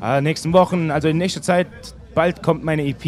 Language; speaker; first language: German; native; German